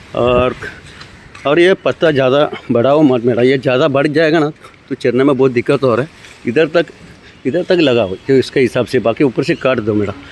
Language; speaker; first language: Hindi; non-native, local second language; Malayalam